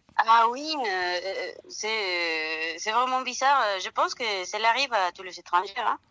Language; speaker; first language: French; non-native, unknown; Spanish